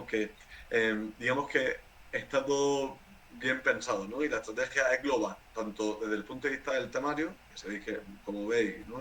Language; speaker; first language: Spanish; native; Spanish